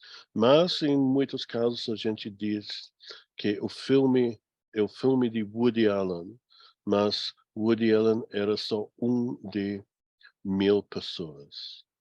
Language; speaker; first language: Portuguese; non-native, fluent; English